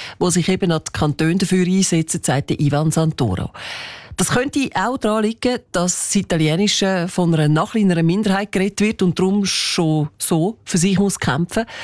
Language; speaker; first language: German; native; German